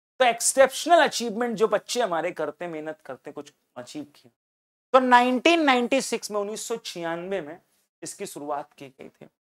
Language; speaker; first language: Hindi; native; Hindi